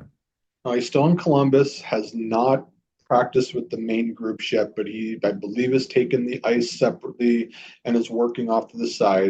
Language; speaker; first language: English; native; English